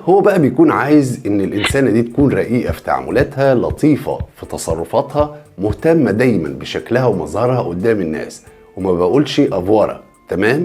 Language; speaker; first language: Arabic; native; Arabic